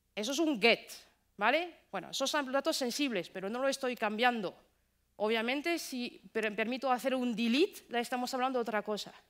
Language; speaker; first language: Spanish; non-native, fluent; French